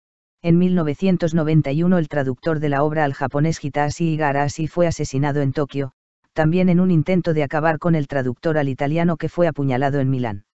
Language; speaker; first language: Spanish; native; Spanish